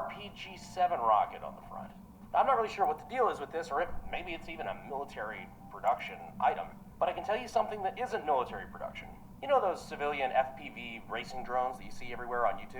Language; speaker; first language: English; native; English